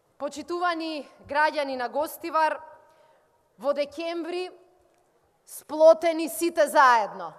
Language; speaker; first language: Macedonian; native; Macedonian